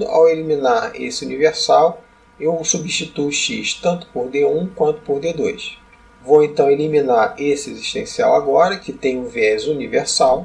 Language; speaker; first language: Portuguese; native; Portuguese